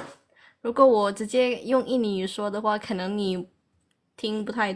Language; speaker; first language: Chinese; early bilingual, heritage; Chinese